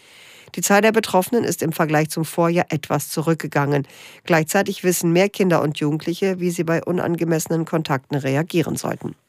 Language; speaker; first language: German; native; German